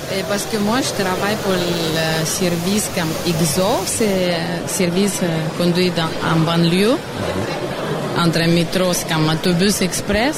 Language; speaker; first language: French; non-native, learner; Russian